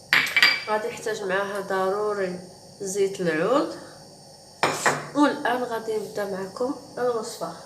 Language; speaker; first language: Arabic; native; Arabic